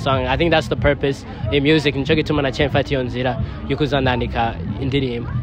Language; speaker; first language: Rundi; early bilingual, heritage; Rundi